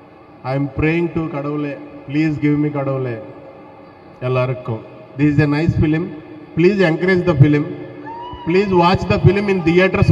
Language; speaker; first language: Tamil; non-native, learner; Telugu